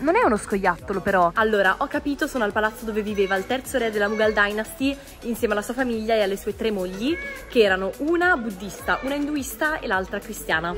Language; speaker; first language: Italian; native; Italian